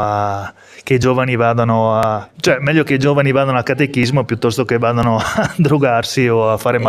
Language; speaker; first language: Italian; native; Italian